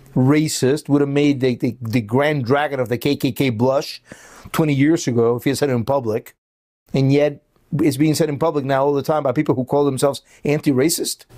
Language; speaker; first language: English; early bilingual, other home language; Spanish